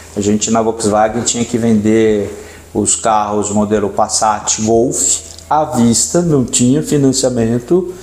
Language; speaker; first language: Portuguese; native; Portuguese